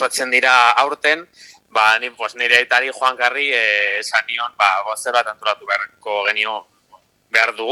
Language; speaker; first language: Basque; non-native, local second language; Spanish